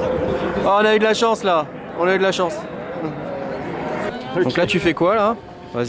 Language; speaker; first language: French; native; French